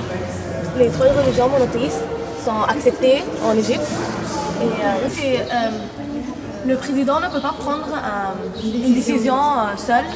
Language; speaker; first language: French; non-native, fluent; Arabic